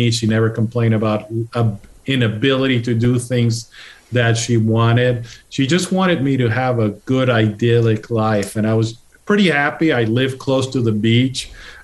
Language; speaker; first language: English; non-native, fluent; Spanish